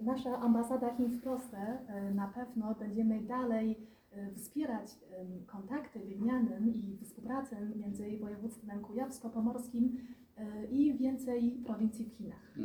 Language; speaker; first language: Polish; non-native, fluent; Chinese